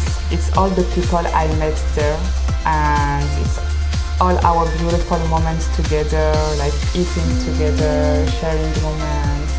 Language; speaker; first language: English; non-native, fluent; French